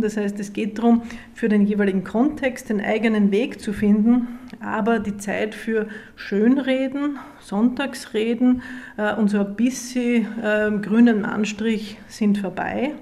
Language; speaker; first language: German; native; German